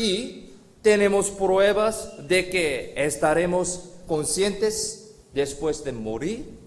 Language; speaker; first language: Spanish; non-native, fluent; Korean